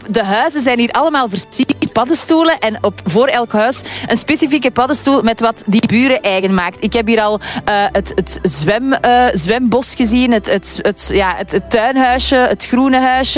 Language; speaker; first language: Dutch; native; Dutch